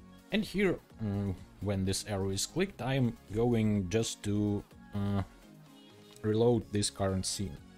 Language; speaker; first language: English; non-native, fluent; Russian